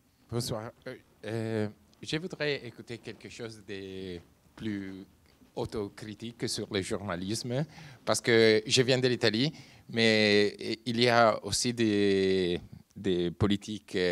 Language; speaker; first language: French; non-native, fluent; Italian